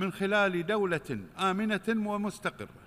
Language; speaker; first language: Arabic; native; Arabic